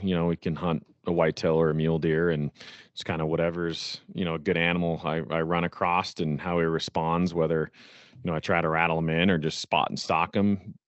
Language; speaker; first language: English; native; English